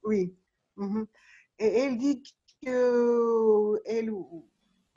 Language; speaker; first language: French; non-native, learner; Russian